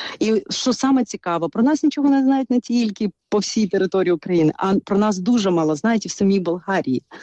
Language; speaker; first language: Ukrainian; non-native, local second language; Bulgarian